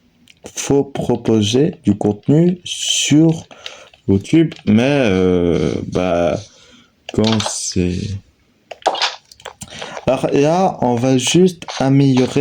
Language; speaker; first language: French; native; French